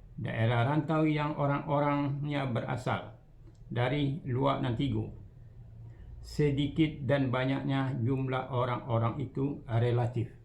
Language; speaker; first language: Malay; non-native, local second language; Minangkabau